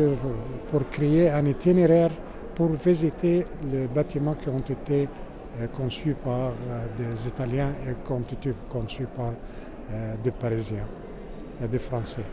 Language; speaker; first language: French; non-native, fluent; Arabic